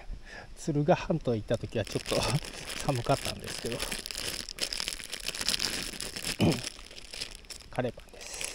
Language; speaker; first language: Japanese; native; Japanese